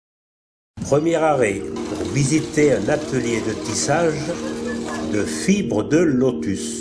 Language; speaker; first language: French; native; French